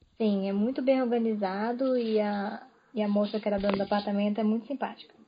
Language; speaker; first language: Spanish; non-native, learner; Portuguese